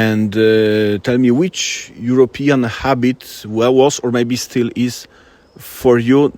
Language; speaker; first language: English; non-native, fluent; Polish